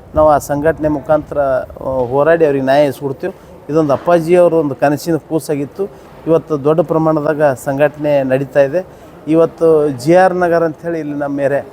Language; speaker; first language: Kannada; native; Kannada